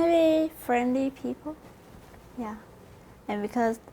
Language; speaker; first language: English; non-native, learner; Vietnamese